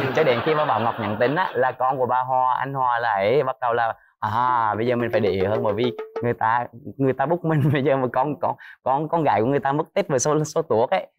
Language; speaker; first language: Vietnamese; native; Vietnamese